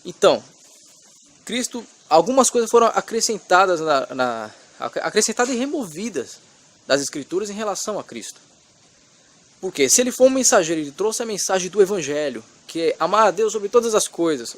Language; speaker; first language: Portuguese; native; Portuguese